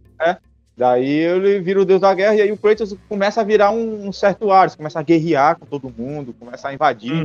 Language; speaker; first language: Portuguese; native; Portuguese